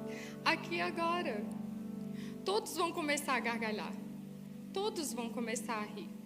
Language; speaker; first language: Portuguese; native; Portuguese